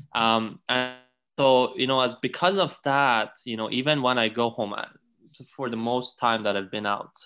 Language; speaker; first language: English; non-native, fluent; Persian